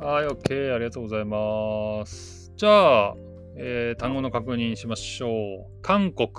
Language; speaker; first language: Japanese; native; Japanese